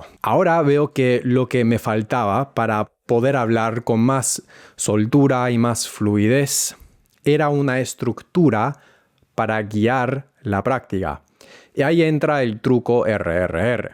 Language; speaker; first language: Spanish; non-native, fluent; English